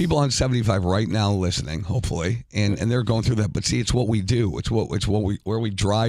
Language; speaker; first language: English; native; English